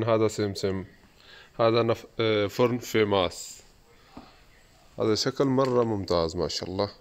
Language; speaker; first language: Arabic; non-native, learner; Urdu